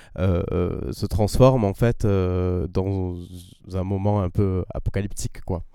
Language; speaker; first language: French; non-native, fluent; Spanish